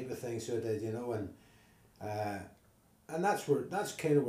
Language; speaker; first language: English; native; English